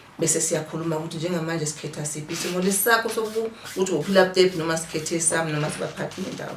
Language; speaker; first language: Zulu; native; Zulu